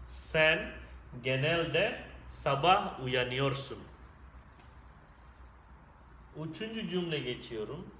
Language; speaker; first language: Turkish; non-native, fluent; Indonesian